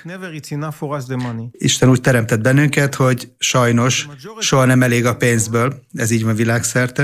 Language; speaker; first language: Hungarian; non-native, fluent; Hebrew